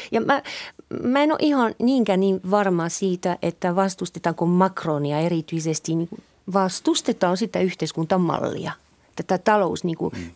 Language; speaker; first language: Finnish; non-native, fluent; French